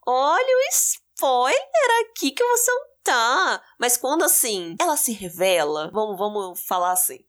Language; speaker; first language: Portuguese; native; Portuguese